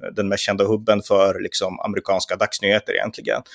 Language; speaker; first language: Swedish; native; Swedish